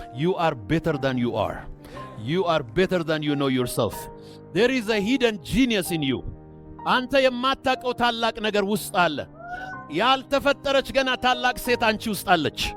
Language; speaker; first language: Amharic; non-native, local second language; Oromo